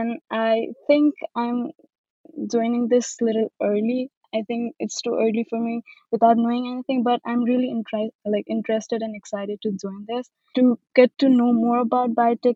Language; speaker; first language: English; non-native, local second language; Nepali